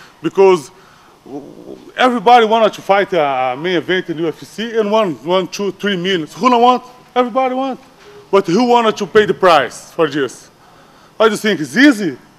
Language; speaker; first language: English; non-native, learner; Portuguese